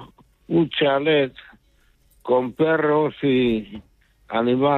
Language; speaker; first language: Spanish; non-native, local second language; Basque